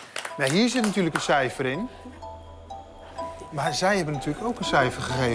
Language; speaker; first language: Dutch; native; Dutch